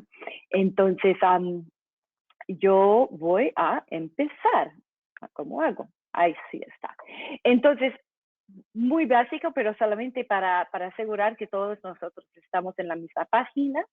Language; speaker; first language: Spanish; non-native, fluent; English